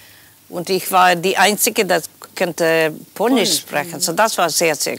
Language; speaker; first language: German; non-native, learner; Polish